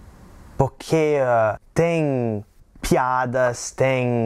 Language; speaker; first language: Portuguese; non-native, learner; English